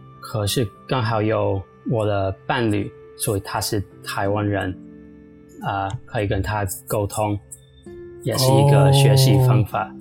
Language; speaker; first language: Chinese; non-native, fluent; English